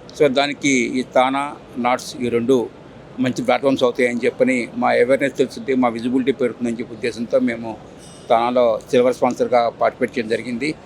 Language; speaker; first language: Telugu; native; Telugu